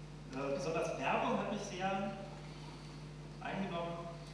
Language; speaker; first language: German; native; German